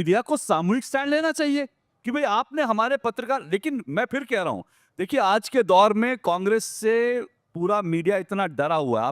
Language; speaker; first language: Hindi; native; Hindi